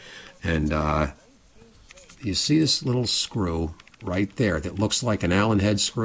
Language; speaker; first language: English; native; English